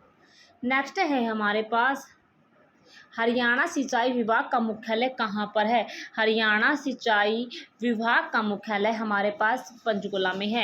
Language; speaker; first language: Hindi; native; Hindi